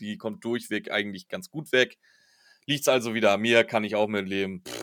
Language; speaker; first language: German; native; German